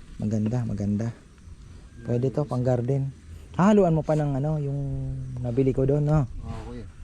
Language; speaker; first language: Filipino; native; Filipino